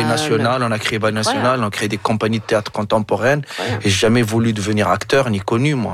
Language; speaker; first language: French; non-native, local second language; Arabic